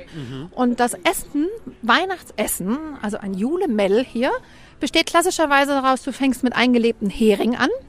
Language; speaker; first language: German; native; German